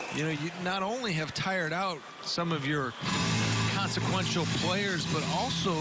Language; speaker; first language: English; native; English